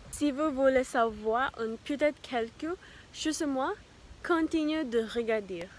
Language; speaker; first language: French; non-native, learner; Filipino